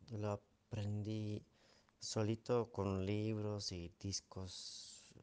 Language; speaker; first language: Spanish; non-native, fluent; Dutch